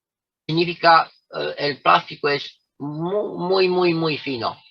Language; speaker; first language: Spanish; non-native, fluent; Romanian